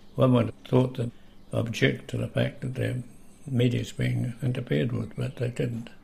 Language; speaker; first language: English; native; English